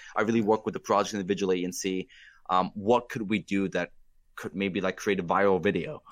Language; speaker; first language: English; non-native, fluent; German